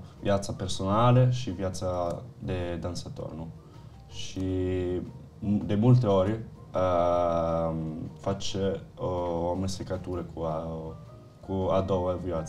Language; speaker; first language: Romanian; early bilingual, heritage; Italian